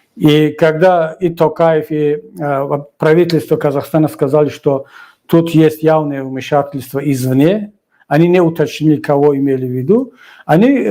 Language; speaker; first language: Russian; non-native, local second language; Tajik